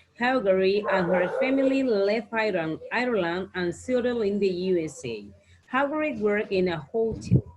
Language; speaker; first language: English; non-native, learner; Spanish